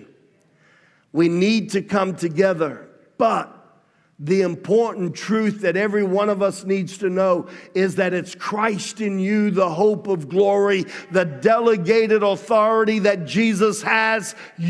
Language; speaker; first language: English; native; English